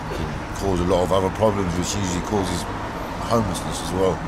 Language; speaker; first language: English; native; English